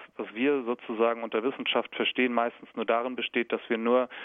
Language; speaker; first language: German; native; German